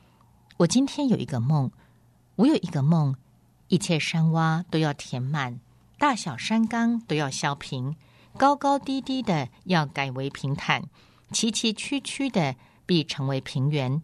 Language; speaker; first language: Chinese; native; Chinese